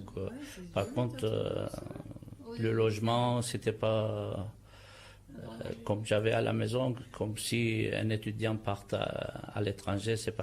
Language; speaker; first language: French; non-native, fluent; Turkish